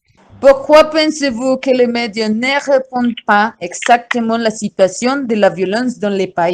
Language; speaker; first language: French; non-native, learner; Spanish